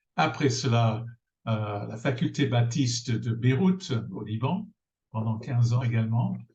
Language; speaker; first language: French; non-native, fluent; English